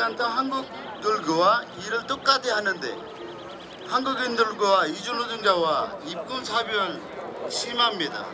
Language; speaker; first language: Korean; non-native, fluent; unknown